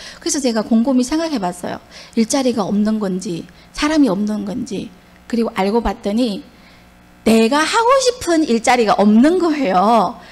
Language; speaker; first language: Korean; native; Korean